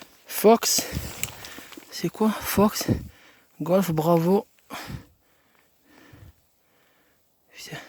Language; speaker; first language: French; native; French